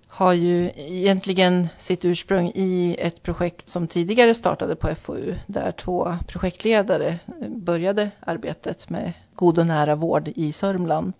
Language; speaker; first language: Swedish; native; Swedish